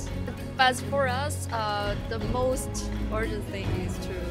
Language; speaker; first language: English; non-native, fluent; Chinese